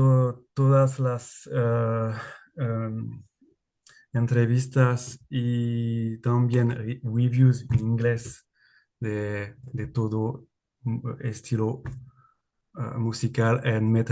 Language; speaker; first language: Spanish; non-native, learner; French